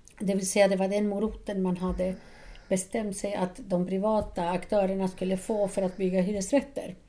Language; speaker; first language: Swedish; non-native, fluent; Spanish